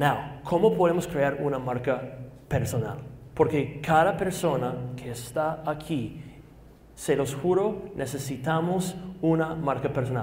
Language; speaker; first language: Spanish; non-native, fluent; English